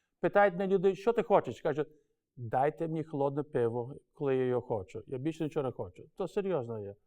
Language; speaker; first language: Ukrainian; early bilingual, heritage; Ukrainian